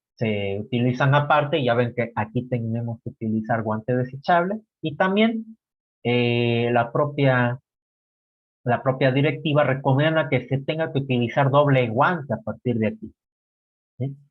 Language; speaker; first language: Spanish; native; Spanish